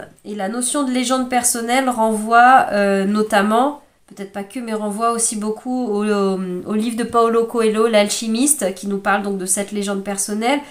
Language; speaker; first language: French; native; French